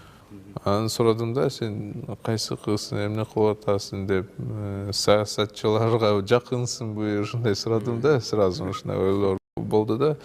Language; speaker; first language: Kyrgyz; non-native, local second language; Russian